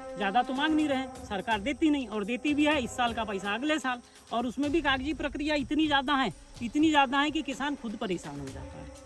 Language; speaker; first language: Hindi; native; Hindi